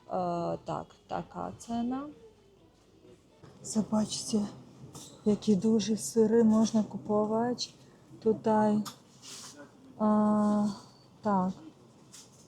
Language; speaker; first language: Polish; non-native, learner; Russian